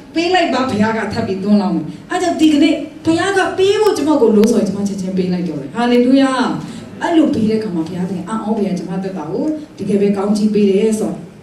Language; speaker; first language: Burmese; non-native, local second language; Kachin